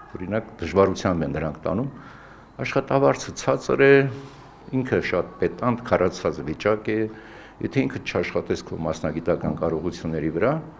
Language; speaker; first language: Armenian; native; Armenian